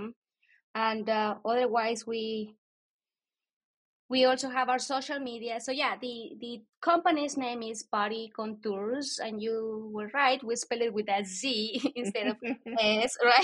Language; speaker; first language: English; non-native, fluent; Spanish